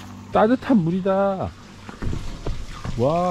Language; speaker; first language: Korean; native; Korean